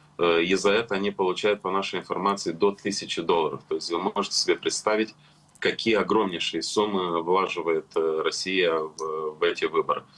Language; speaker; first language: Russian; non-native, local second language; Romanian